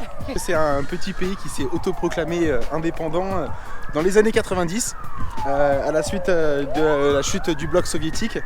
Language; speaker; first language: French; native; French